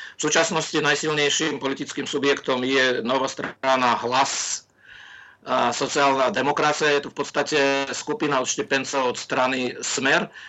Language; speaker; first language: Slovak; non-native, fluent; Russian